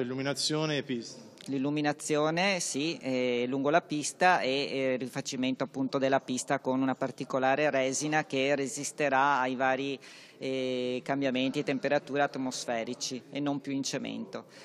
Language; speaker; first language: Italian; native; Italian